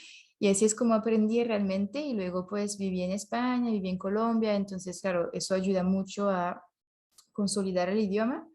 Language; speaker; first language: Spanish; non-native, fluent; French